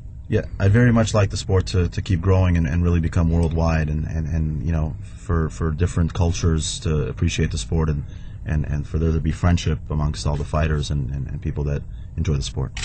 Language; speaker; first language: English; early bilingual, other home language; Russian